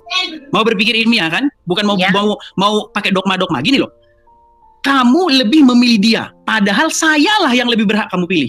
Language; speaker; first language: Indonesian; native; Indonesian